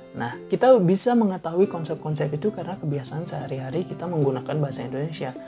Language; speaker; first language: Indonesian; non-native, local second language; Balinese